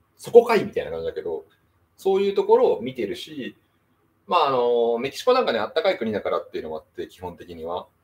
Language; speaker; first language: Japanese; native; Japanese